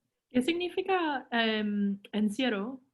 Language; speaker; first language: Spanish; non-native, learner; English